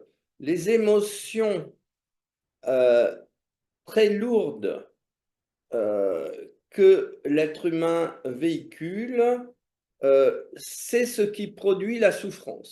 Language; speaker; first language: French; native; French